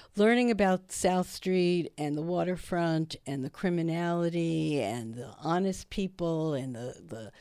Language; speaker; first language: English; native; English